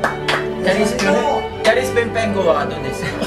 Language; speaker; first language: Japanese; non-native, learner; Filipino